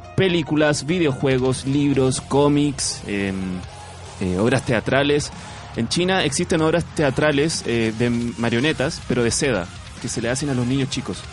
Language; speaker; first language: Spanish; non-native, fluent; Chinese